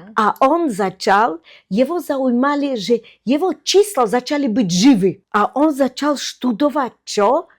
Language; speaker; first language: Slovak; non-native, fluent; Russian